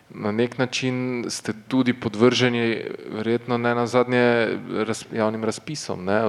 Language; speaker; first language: Slovenian; native; Slovenian